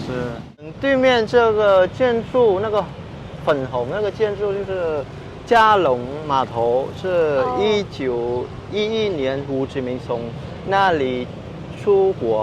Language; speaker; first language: Chinese; non-native, fluent; Vietnamese